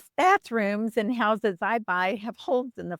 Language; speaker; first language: English; native; English